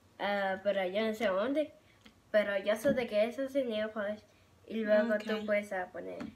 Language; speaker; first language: Spanish; early bilingual, heritage; Spanish